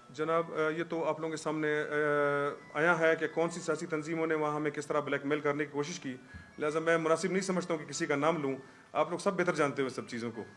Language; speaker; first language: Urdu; non-native, local second language; Baluchi